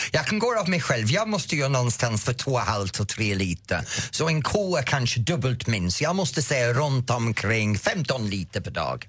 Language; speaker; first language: Swedish; non-native, fluent; English